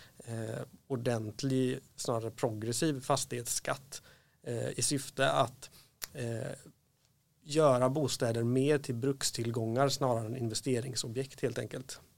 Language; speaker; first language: Swedish; native; Swedish